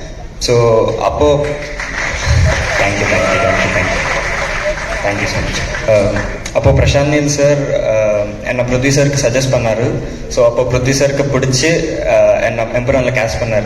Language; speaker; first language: Tamil; non-native, learner; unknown